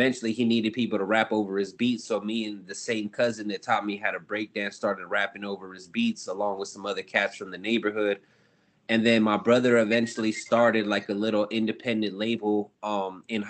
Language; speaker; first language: English; native; English